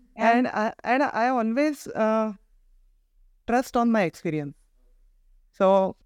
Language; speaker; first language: English; non-native, local second language; Marathi